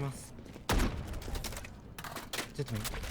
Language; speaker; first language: Japanese; non-native, learner; Korean